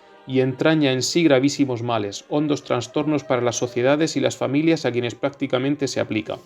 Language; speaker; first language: Spanish; native; Spanish